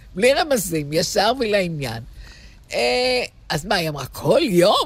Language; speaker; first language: Hebrew; native; Hebrew